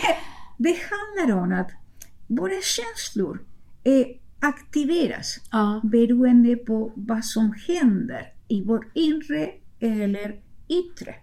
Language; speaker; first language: Swedish; non-native, fluent; Spanish